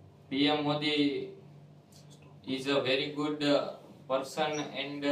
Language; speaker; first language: English; non-native, learner; Gujarati